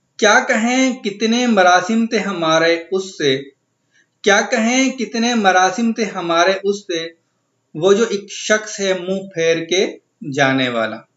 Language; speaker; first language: Urdu; native; Urdu